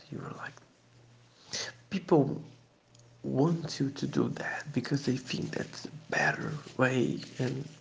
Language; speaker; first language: English; non-native, fluent; Portuguese